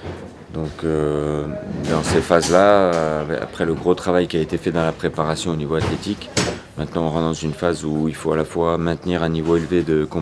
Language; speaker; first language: French; native; French